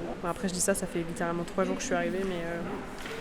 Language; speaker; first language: French; native; French